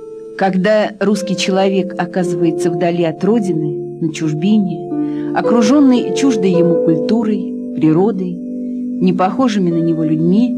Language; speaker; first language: Russian; native; Russian